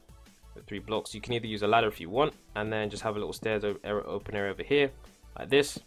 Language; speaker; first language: English; native; English